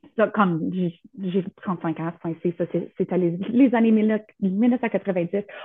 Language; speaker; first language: French; native; French